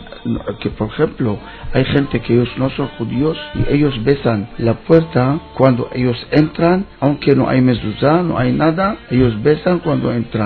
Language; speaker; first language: Spanish; non-native, learner; Hebrew